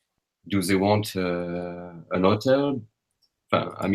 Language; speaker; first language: English; non-native, learner; French